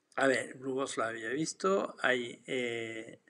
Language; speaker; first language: Spanish; non-native, fluent; French